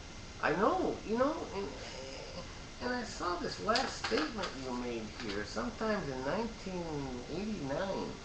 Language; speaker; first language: English; native; English